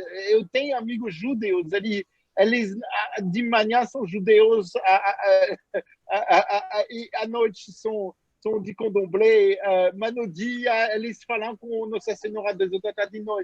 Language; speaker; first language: Portuguese; non-native, fluent; French